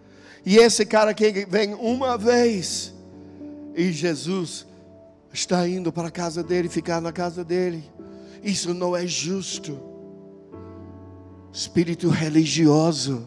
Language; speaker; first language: Portuguese; non-native, fluent; English